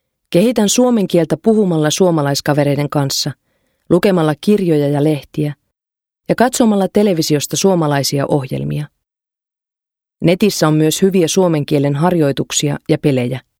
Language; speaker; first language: Finnish; non-native, fluent; Persian